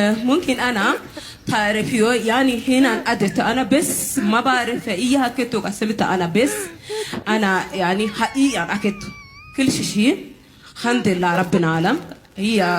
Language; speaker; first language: Arabic; non-native, learner; Amharic